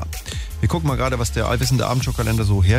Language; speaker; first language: German; native; German